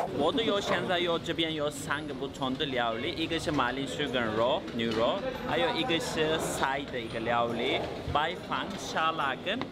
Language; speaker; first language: Chinese; non-native, fluent; Turkish